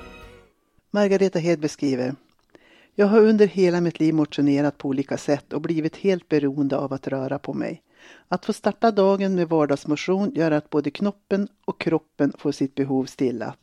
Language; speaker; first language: Swedish; native; Swedish